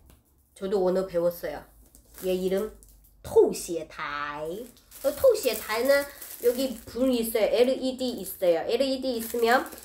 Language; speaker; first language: Korean; non-native, fluent; Chinese